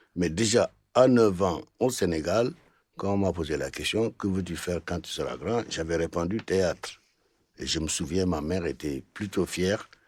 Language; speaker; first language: French; non-native, local second language; Wolof